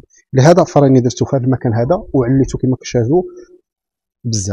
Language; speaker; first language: Arabic; native; Arabic